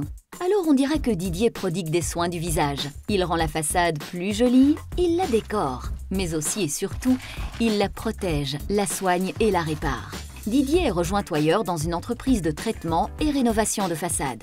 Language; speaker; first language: French; native; French